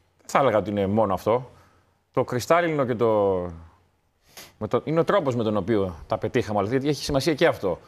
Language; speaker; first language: Greek; native; Greek